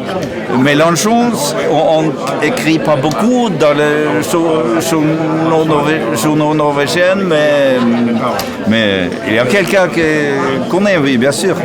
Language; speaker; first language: French; non-native, learner; Norwegian